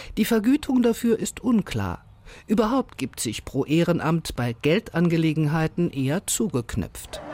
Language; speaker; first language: German; native; German